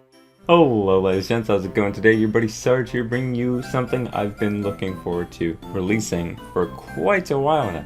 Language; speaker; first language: English; native; English